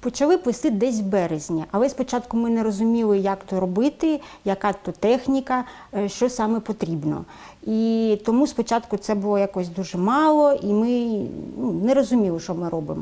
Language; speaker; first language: Ukrainian; native; Ukrainian